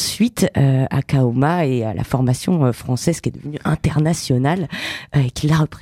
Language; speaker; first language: French; native; French